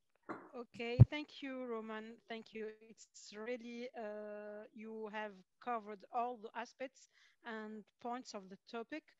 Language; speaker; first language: English; non-native, fluent; Arabic